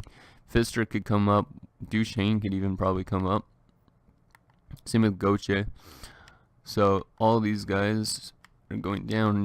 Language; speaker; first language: English; native; English